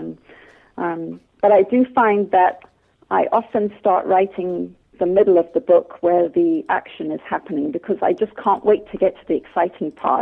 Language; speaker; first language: English; native; English